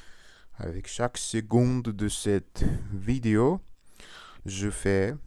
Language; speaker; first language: French; non-native, learner; Russian